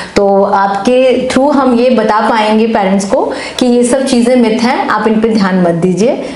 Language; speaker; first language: Hindi; native; Hindi